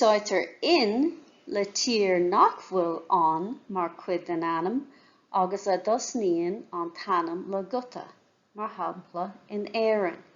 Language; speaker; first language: Irish; non-native, local second language; English